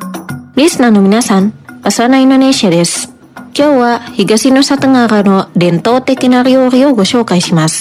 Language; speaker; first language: Japanese; non-native, fluent; Indonesian